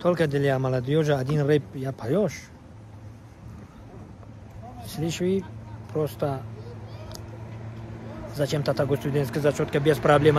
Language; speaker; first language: Russian; non-native, learner; Tajik